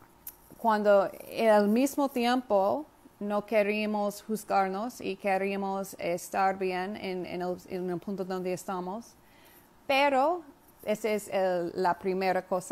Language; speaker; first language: Spanish; non-native, fluent; English